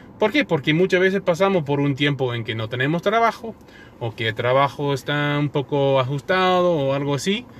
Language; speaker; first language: Spanish; non-native, fluent; English